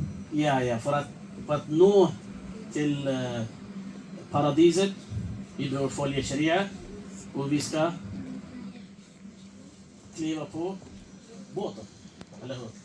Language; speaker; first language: Swedish; non-native, fluent; Urdu